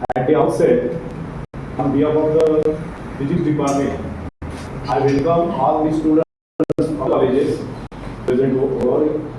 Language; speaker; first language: English; non-native, local second language; Marathi